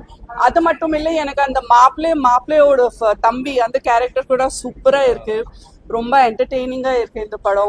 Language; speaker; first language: Tamil; non-native, fluent; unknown